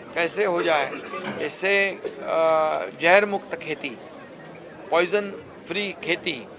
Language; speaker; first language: Hindi; non-native, local second language; Marathi